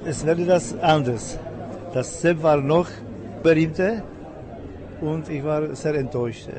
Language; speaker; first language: German; non-native, learner; Czech